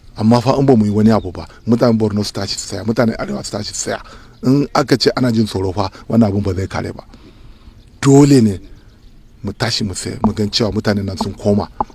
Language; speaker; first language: Hausa; non-native, local second language; Kanuri